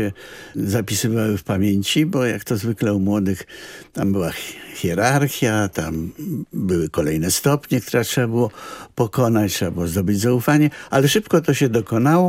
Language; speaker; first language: Polish; native; Polish